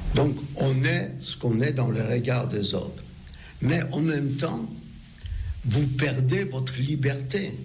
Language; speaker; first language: French; non-native, fluent; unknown